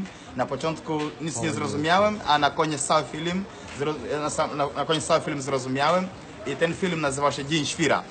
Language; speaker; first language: Polish; non-native, learner; Swahili